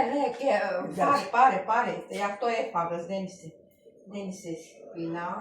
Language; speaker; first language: Greek; non-native, learner; Armenian